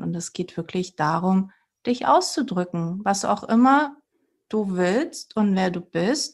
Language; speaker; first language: German; early bilingual, other home language; Portuguese